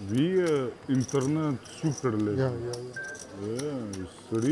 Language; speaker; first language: English; non-native, learner; Russian